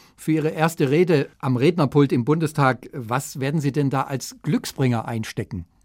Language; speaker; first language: German; native; German